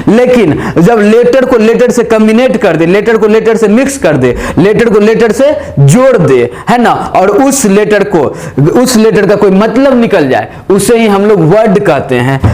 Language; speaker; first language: Hindi; native; Hindi